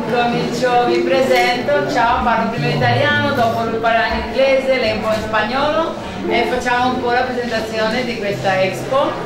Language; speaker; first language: Italian; non-native, fluent; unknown